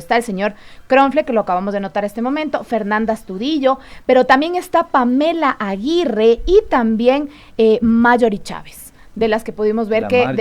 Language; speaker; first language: Spanish; native; Spanish